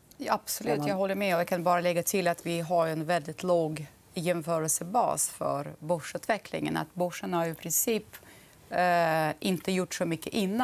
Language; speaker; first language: Swedish; non-native, fluent; Russian